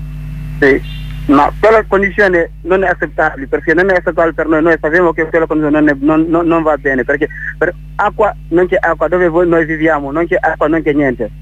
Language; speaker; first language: Italian; non-native, learner; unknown